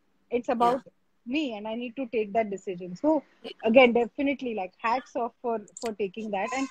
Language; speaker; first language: English; non-native, local second language; Marathi